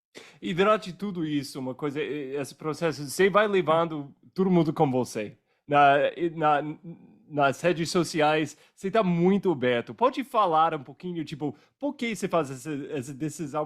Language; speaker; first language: Portuguese; non-native, fluent; English